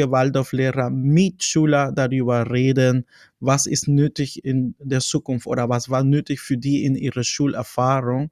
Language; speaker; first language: German; non-native, fluent; Spanish